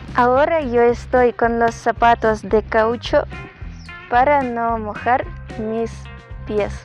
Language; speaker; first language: Spanish; non-native, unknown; Russian